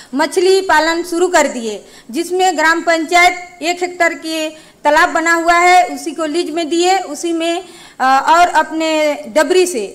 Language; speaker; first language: Hindi; native; Hindi